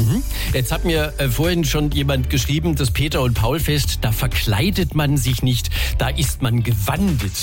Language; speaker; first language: German; native; German